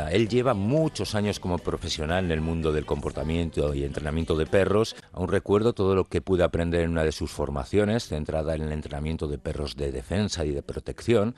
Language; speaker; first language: Spanish; native; Spanish